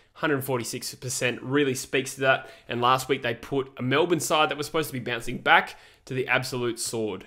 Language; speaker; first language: English; native; English